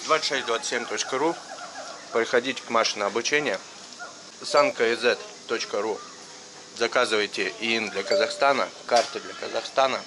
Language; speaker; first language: Russian; native; Russian